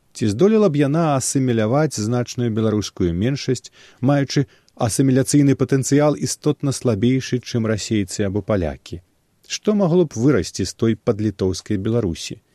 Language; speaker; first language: Belarusian; native; Belarusian